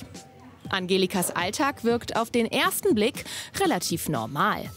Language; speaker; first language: German; native; German